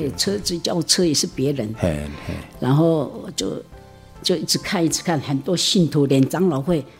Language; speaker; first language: Min Nan Chinese; non-native, local second language; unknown